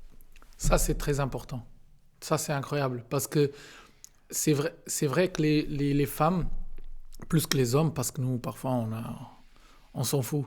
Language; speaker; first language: French; non-native, learner; Portuguese